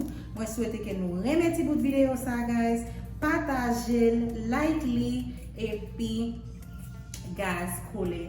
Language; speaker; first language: French; non-native, learner; Haitian Creole